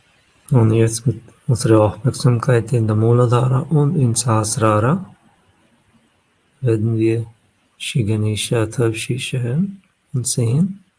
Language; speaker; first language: German; non-native, fluent; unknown